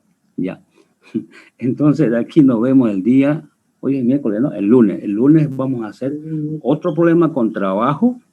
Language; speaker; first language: Spanish; native; Spanish